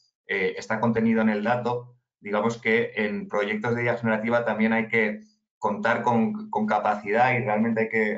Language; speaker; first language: Spanish; native; Spanish